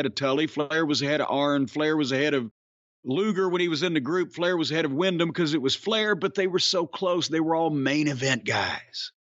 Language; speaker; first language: English; native; English